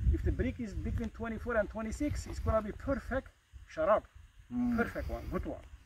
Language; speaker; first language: English; non-native, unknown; Kurdish